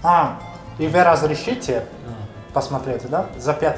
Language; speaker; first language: Russian; non-native, fluent; Italian